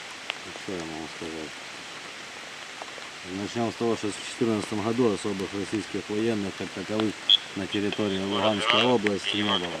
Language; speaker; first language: Russian; native; Russian